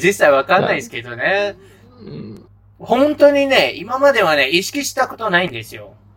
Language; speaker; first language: Japanese; non-native, fluent; Malay